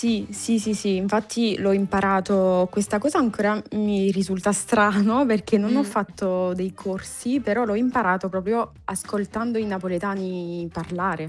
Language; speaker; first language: Italian; non-native, fluent; French